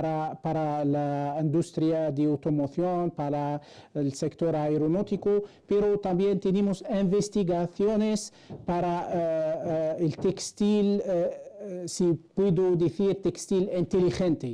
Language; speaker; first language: Spanish; non-native, fluent; Arabic